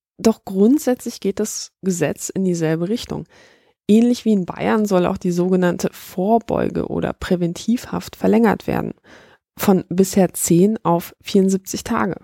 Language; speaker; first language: German; early bilingual, other home language; Polish